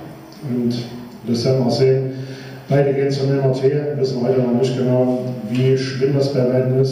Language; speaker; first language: German; native; German